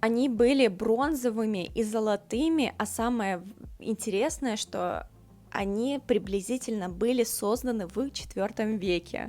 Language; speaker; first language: Russian; native; Russian